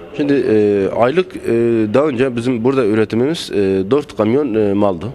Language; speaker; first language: Turkish; non-native, local second language; Arabic